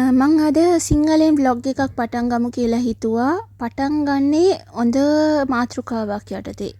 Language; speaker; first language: Sinhala; non-native, local second language; Tamil